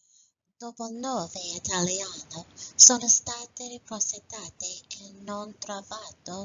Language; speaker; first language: Italian; non-native, learner; English